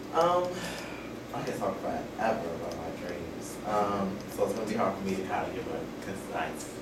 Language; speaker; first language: English; native; English